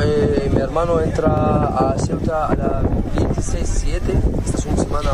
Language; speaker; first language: Spanish; non-native, learner; Arabic